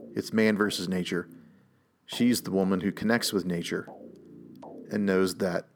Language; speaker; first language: English; native; English